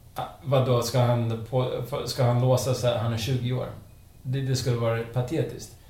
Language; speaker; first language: Swedish; non-native, fluent; English